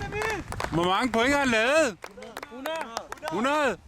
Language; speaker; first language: Danish; early bilingual, other home language; Urdu